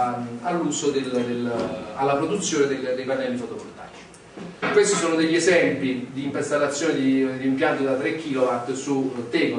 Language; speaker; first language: Italian; native; Italian